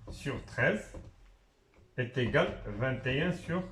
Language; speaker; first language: French; non-native, local second language; Arabic